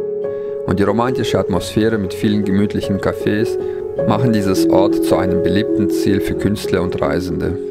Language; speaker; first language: German; non-native, fluent; Russian